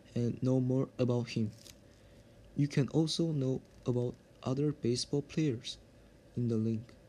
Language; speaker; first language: English; non-native, learner; Korean